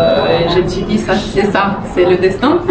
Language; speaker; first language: French; non-native, fluent; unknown